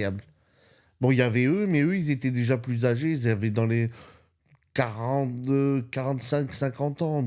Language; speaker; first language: French; native; French